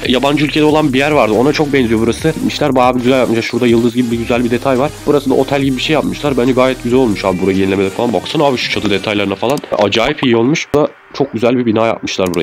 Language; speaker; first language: Turkish; native; Turkish